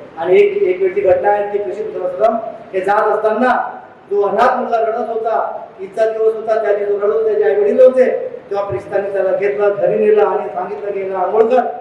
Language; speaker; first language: Marathi; non-native, local second language; Urdu